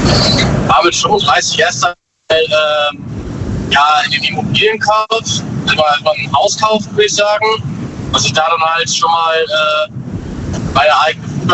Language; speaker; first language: German; native; German